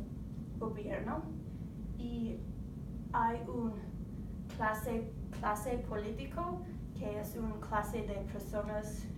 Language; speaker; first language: Spanish; non-native, learner; English